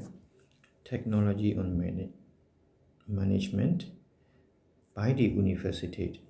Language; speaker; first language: German; non-native, learner; Burmese